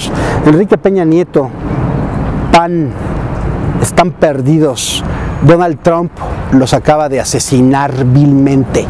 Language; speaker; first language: Spanish; native; Spanish